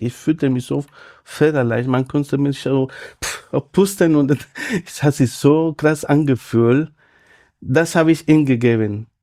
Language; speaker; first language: German; non-native, fluent; Spanish